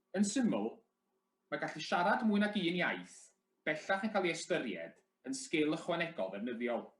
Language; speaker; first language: Welsh; native; Welsh